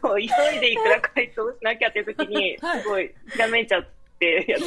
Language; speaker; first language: Japanese; native; Japanese